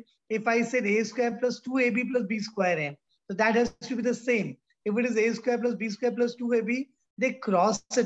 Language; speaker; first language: English; non-native, local second language; Hindi